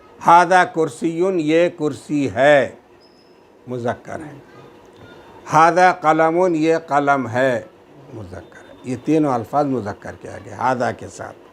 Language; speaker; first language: Urdu; native; Urdu